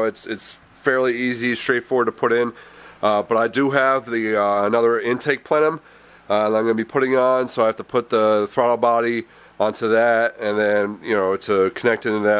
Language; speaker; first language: English; native; English